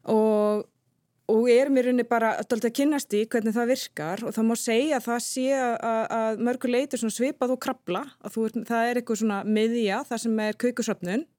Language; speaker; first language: Icelandic; non-native, fluent; Dutch